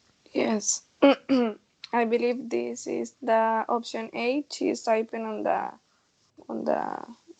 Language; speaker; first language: English; non-native, learner; Spanish